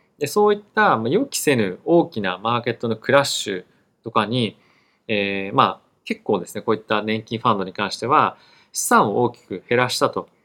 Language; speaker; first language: Japanese; native; Japanese